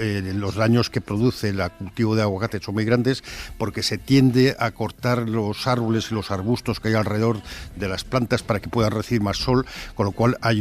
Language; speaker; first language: Spanish; native; Spanish